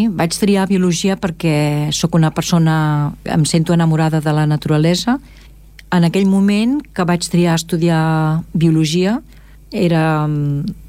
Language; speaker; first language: Catalan; native; Catalan